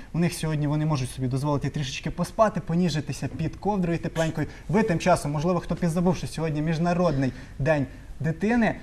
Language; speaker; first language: Ukrainian; native; Ukrainian